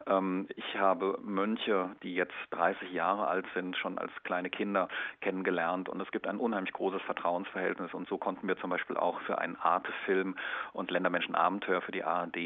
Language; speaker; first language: German; native; German